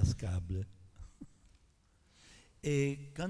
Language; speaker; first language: French; non-native, fluent; Italian